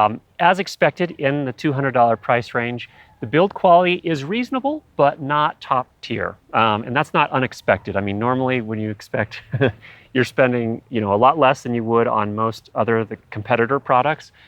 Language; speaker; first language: English; native; English